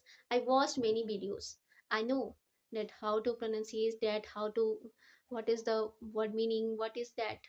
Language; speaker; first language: English; non-native, learner; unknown